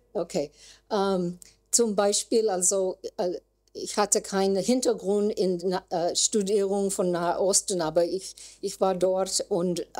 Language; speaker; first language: German; non-native, learner; English